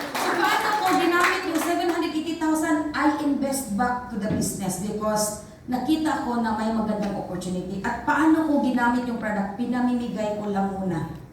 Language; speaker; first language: Filipino; non-native, local second language; Cebuano